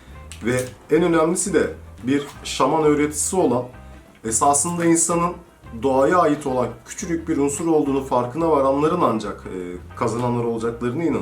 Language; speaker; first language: Turkish; native; Turkish